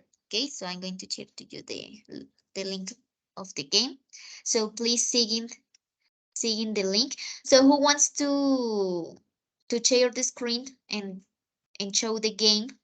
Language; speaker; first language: English; non-native, fluent; Spanish